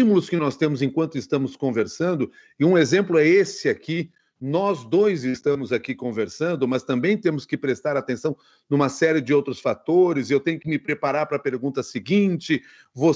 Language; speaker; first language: Portuguese; native; Portuguese